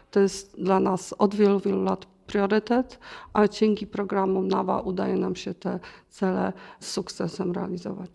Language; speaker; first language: Polish; native; Polish